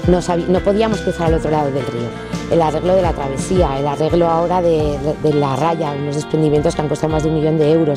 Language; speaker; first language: Spanish; native; Spanish